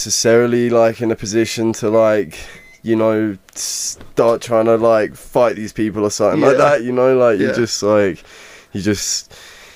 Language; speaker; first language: English; native; English